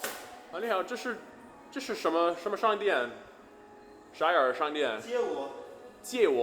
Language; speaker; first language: Chinese; non-native, fluent; English